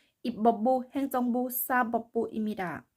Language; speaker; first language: Korean; non-native, learner; Thai